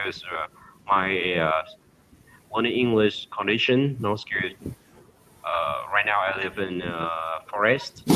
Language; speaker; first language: English; non-native, learner; Vietnamese